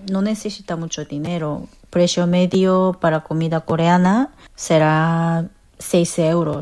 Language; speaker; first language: Spanish; non-native, fluent; Korean